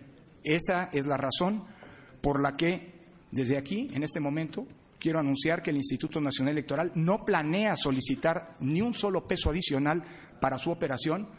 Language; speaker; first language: Spanish; native; Spanish